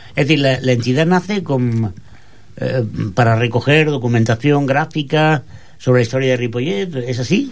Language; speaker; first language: Spanish; non-native, local second language; Catalan